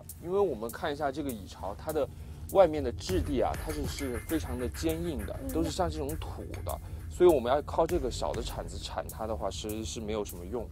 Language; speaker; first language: Chinese; native; Chinese